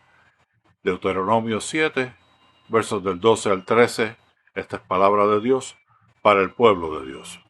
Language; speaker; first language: Spanish; native; Spanish